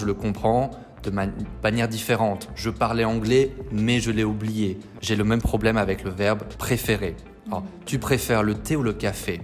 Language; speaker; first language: French; native; French